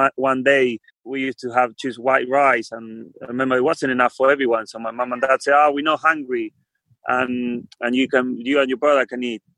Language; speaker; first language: English; non-native, fluent; Spanish